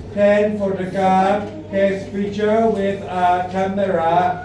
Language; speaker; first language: English; non-native, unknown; Thai